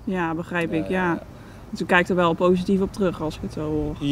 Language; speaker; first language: Dutch; native; Dutch